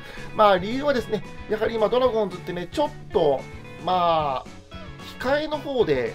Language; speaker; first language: Japanese; native; Japanese